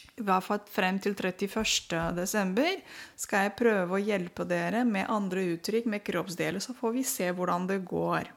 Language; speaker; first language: Norwegian; non-native, fluent; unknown